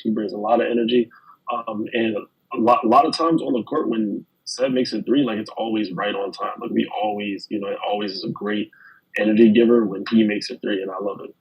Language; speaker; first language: English; native; English